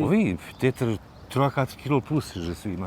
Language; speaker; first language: French; non-native, learner; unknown